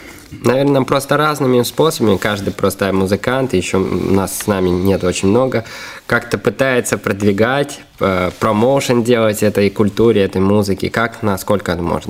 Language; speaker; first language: Russian; native; Russian